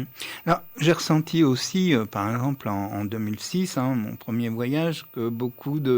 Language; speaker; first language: French; native; French